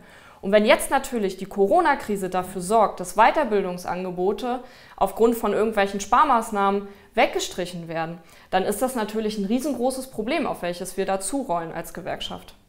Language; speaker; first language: German; native; German